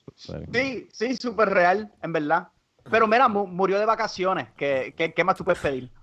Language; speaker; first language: Spanish; non-native, local second language; English